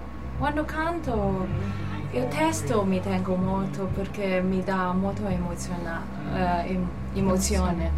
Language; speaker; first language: Italian; non-native, learner; Cantonese